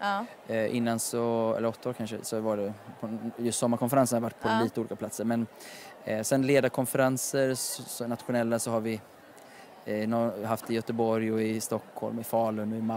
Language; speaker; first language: Swedish; native; Swedish